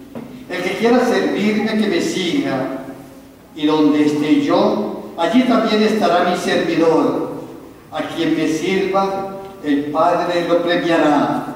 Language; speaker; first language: Spanish; native; Spanish